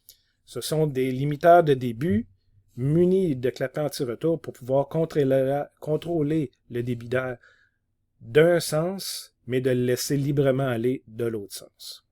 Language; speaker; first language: French; native; French